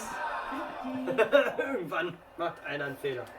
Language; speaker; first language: German; native; German